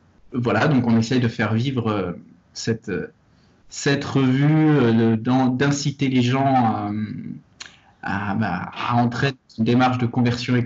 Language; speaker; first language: French; native; French